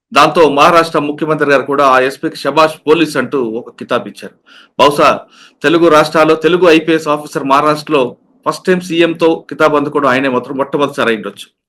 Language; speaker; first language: Telugu; native; Telugu